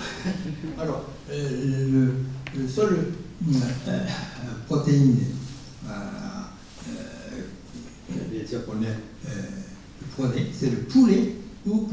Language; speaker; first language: French; non-native, fluent; Japanese